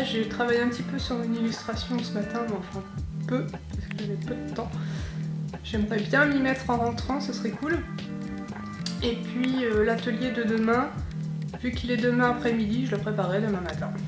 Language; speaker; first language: French; native; French